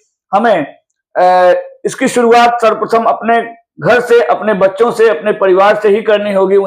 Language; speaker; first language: Hindi; native; Hindi